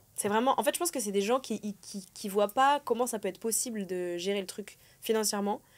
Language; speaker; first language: French; native; French